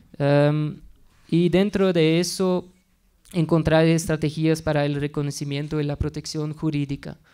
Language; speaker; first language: Spanish; non-native, fluent; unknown